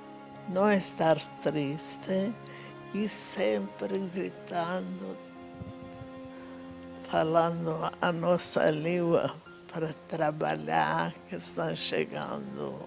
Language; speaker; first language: Portuguese; non-native, fluent; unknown